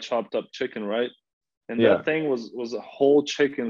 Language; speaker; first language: English; non-native, fluent; Slovenian